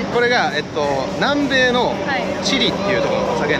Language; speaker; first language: Japanese; native; Japanese